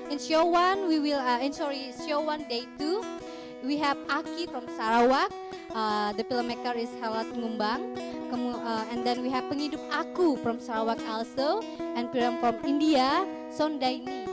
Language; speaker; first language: English; non-native, fluent; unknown